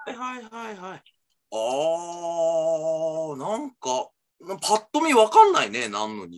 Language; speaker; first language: Japanese; native; Japanese